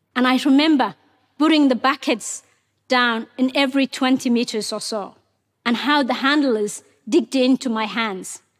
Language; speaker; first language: English; non-native, fluent; Somali